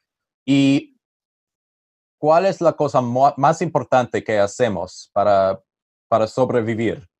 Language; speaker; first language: Spanish; non-native, learner; English